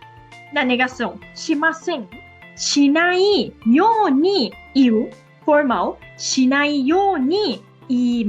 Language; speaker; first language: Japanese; non-native, fluent; Portuguese